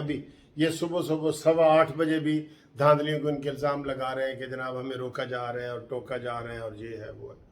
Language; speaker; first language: Urdu; native; Urdu